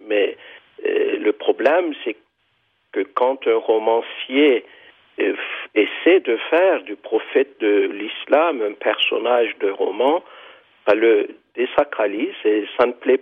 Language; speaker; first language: French; non-native, fluent; Turkish